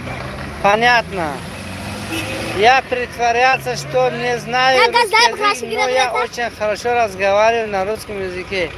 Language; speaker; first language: Russian; non-native, learner; Tajik